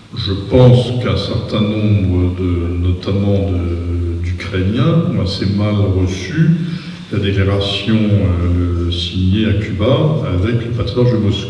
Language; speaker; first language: French; native; French